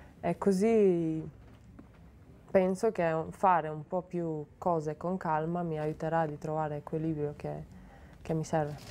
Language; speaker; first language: Italian; non-native, learner; Slovenian